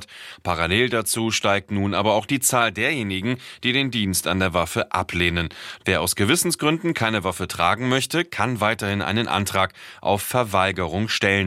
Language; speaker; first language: German; native; German